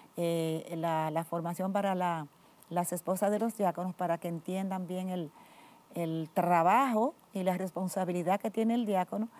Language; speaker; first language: Spanish; native; Spanish